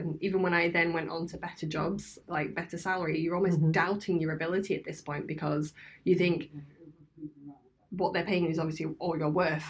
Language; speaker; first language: English; native; English